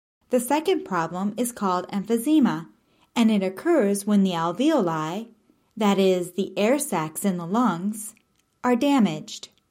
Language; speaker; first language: English; native; English